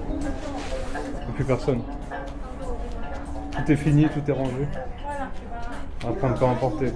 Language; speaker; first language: French; native; French